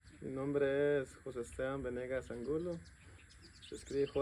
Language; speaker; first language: Spanish; native; Spanish